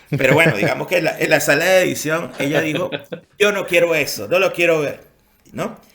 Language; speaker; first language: Spanish; native; Spanish